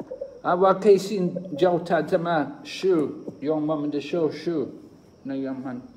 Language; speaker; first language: Chinese; non-native, fluent; English